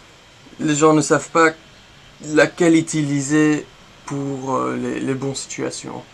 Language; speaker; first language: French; non-native, fluent; English